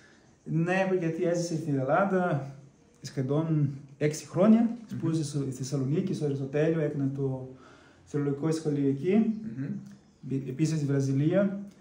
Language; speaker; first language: Greek; non-native, fluent; Portuguese